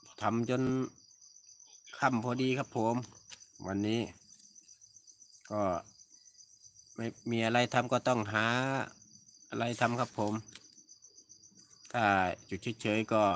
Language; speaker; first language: Thai; native; Thai